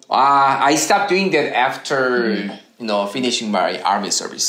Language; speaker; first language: English; non-native, fluent; Korean